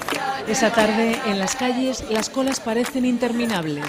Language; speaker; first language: Spanish; native; Spanish